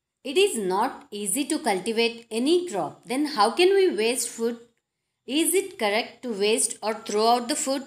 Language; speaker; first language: English; non-native, local second language; Telugu